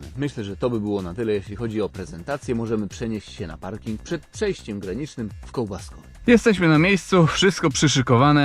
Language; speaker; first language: Polish; native; Polish